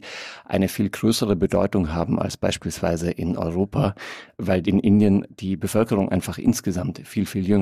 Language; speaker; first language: German; native; German